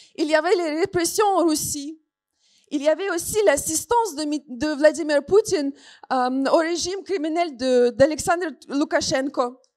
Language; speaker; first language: French; non-native, fluent; Ukrainian